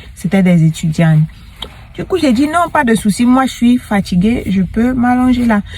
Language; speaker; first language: French; native; French